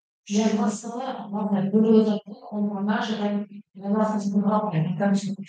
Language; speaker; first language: Russian; non-native, local second language; Kazakh